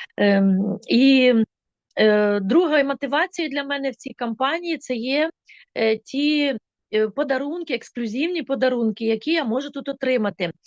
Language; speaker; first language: Ukrainian; non-native, local second language; Russian